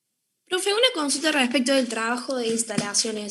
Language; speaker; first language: Spanish; native; Spanish